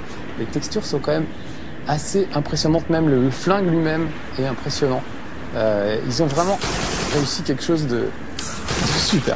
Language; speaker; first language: French; native; French